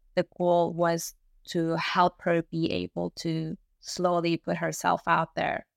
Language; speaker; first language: English; early bilingual, other home language; Persian